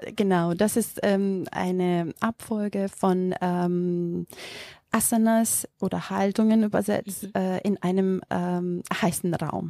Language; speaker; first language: German; non-native, fluent; Macedonian